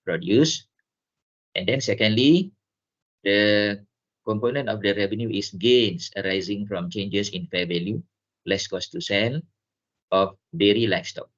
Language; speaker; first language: English; non-native, local second language; Malay